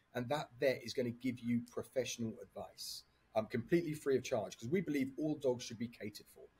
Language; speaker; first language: English; native; English